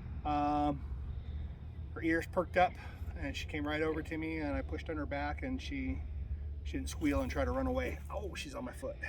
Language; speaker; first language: English; native; English